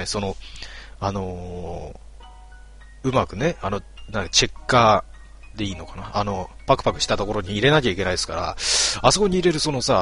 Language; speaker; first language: Japanese; native; Japanese